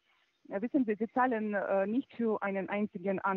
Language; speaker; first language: German; non-native, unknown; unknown